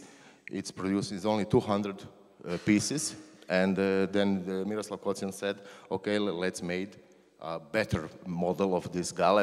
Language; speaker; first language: English; non-native, learner; Croatian